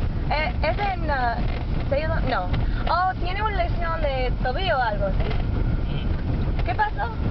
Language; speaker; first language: Spanish; non-native, learner; English